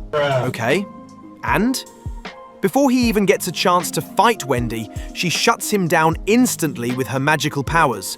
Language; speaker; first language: English; native; English